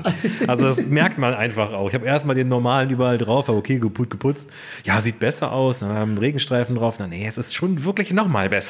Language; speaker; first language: German; native; German